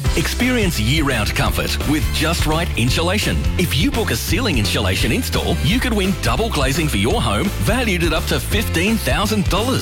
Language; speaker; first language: English; native; English